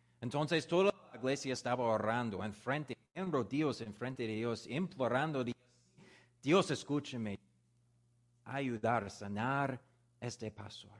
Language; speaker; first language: Spanish; non-native, learner; English